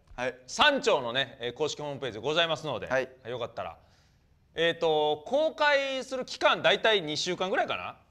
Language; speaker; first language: Japanese; native; Japanese